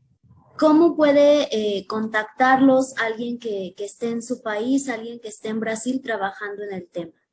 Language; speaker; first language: Spanish; native; Spanish